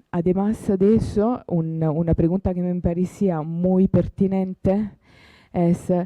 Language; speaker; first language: Spanish; non-native, fluent; Italian